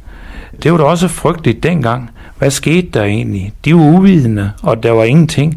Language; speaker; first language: Danish; native; Danish